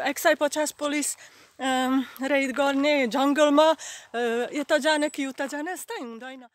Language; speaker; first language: Nepali; non-native, fluent; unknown